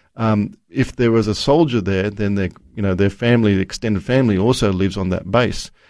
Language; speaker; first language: English; native; English